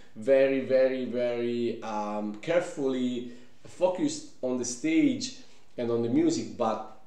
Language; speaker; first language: English; non-native, fluent; Italian